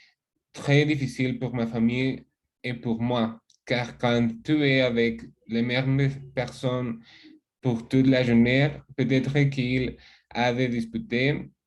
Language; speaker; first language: French; non-native, learner; Spanish